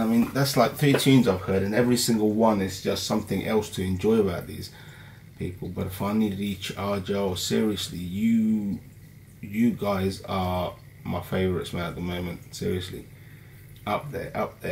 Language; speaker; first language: English; early bilingual, other home language; Urdu